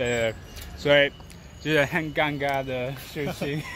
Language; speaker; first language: Chinese; non-native, learner; English